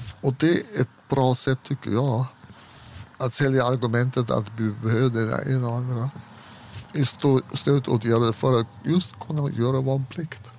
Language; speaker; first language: Swedish; non-native, fluent; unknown